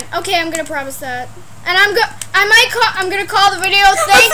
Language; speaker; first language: English; native; English